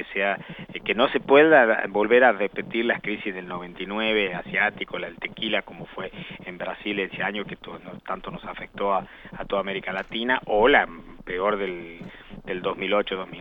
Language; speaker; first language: Spanish; native; Spanish